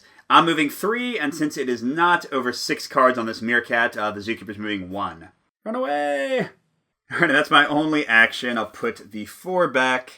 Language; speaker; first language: English; native; English